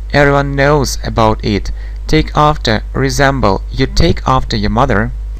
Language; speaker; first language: English; non-native, fluent; Russian